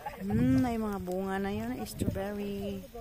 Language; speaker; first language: Filipino; native; Filipino